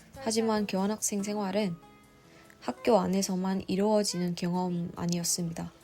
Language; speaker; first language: Korean; non-native, fluent; Vietnamese